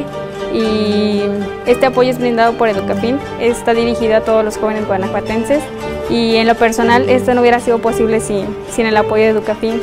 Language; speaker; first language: Spanish; native; Spanish